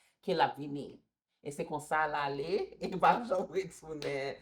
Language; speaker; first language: Haitian Creole; early bilingual, heritage; English